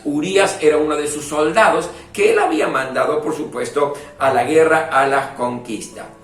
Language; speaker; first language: Spanish; native; Spanish